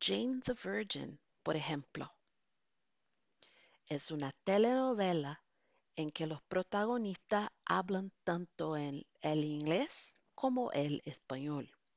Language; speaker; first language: Spanish; non-native, fluent; Norwegian